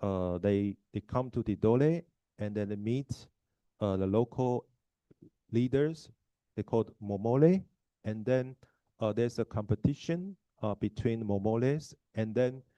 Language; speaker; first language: English; non-native, fluent; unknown